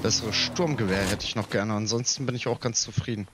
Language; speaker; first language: German; native; German